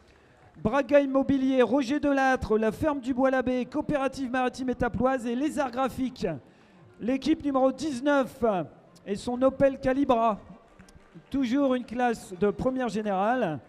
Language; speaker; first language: French; native; French